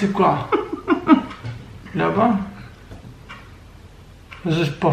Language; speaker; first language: French; non-native, learner; Albanian